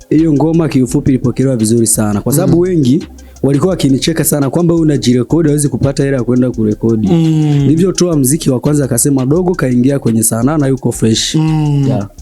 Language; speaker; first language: Swahili; non-native, local second language; Rundi